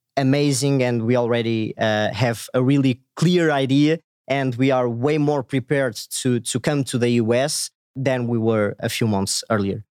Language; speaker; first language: English; non-native, fluent; Portuguese